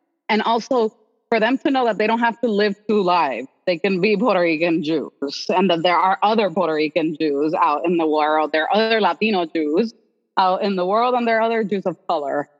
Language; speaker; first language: English; non-native, local second language; Spanish